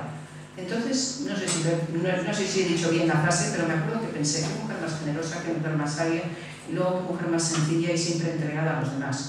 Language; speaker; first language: Spanish; native; Spanish